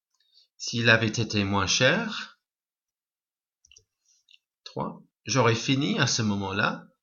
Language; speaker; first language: French; non-native, fluent; English